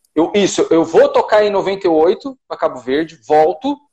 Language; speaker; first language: Portuguese; native; Portuguese